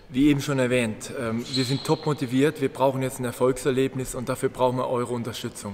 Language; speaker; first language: German; native; German